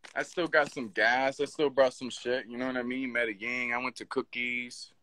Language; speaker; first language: English; native; English